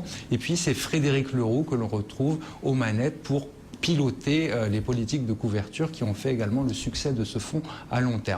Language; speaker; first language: French; native; French